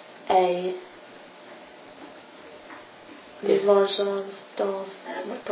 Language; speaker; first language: French; non-native, learner; English